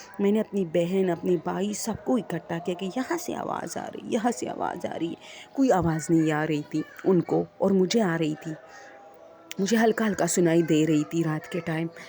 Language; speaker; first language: Urdu; non-native, local second language; Punjabi